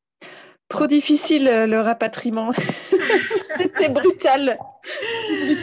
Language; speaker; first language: French; native; French